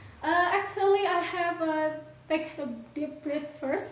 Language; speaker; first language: English; non-native, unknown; Sundanese